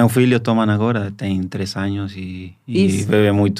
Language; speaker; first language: Portuguese; non-native, learner; Spanish